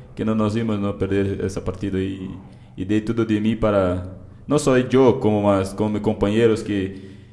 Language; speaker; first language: Spanish; non-native, learner; Portuguese